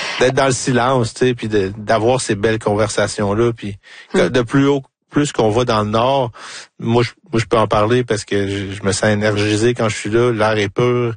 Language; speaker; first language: French; native; French